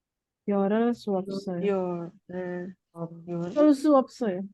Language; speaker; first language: Korean; non-native, learner; Indonesian